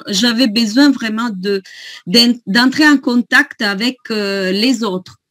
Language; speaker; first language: French; non-native, fluent; Italian